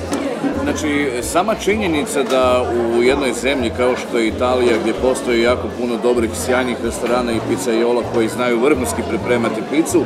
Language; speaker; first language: Croatian; native; Croatian